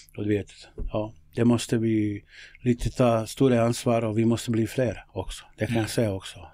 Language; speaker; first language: Swedish; non-native, fluent; Bosnian